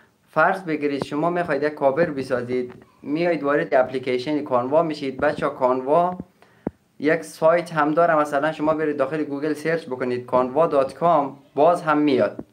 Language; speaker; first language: Persian; native; Persian